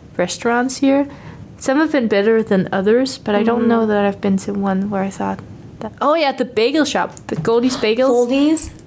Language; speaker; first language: English; non-native, fluent; Danish